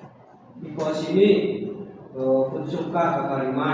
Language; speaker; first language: Japanese; non-native, learner; Indonesian